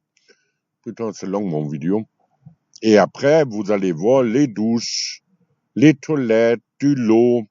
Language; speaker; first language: French; non-native, fluent; German